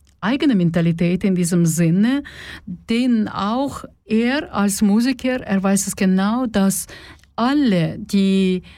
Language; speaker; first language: German; non-native, fluent; Russian